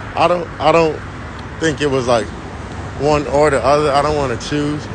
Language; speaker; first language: English; native; English